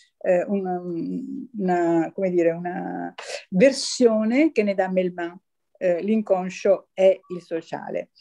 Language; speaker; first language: Italian; native; Italian